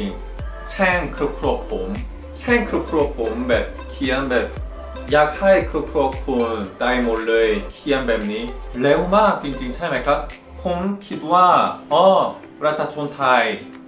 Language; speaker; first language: Thai; non-native, fluent; Korean